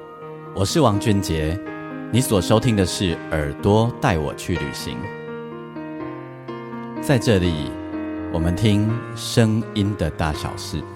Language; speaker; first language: Chinese; native; Chinese